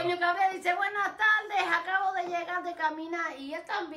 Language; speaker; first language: Spanish; native; Spanish